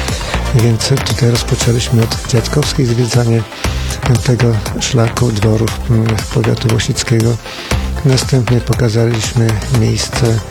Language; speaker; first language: Polish; native; Polish